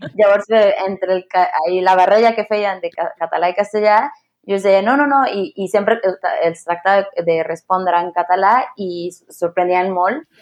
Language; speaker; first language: Catalan; non-native, fluent; Spanish